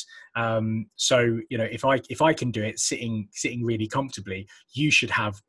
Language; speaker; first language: English; native; English